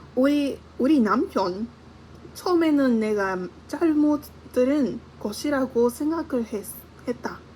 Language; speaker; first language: Korean; non-native, learner; English